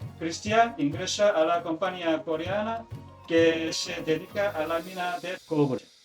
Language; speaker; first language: Spanish; non-native, learner; Korean